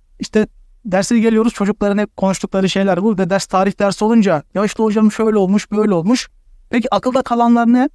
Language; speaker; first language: Turkish; native; Turkish